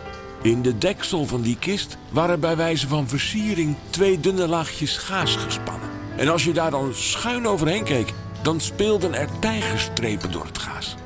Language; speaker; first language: Dutch; native; Dutch